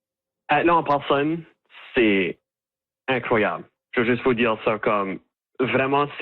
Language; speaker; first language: French; native; French